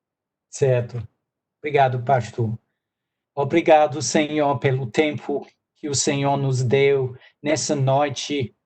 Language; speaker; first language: Portuguese; non-native, fluent; English